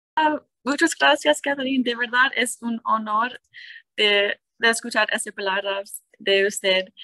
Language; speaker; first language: Spanish; non-native, learner; English